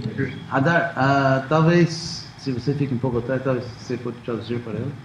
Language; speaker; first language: Portuguese; non-native, fluent; English